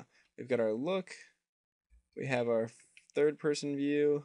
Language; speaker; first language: English; native; English